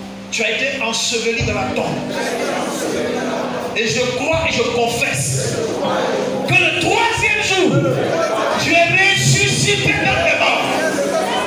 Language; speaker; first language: French; native; French